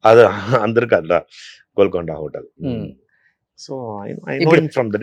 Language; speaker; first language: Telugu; non-native, fluent; Tamil